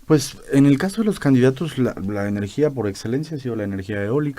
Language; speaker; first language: Spanish; native; Spanish